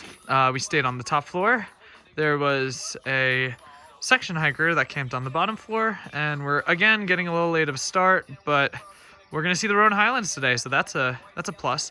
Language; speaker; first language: English; native; English